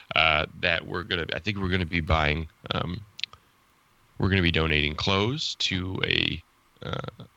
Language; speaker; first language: English; native; English